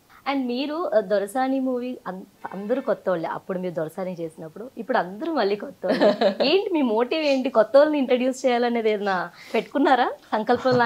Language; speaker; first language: Telugu; native; Telugu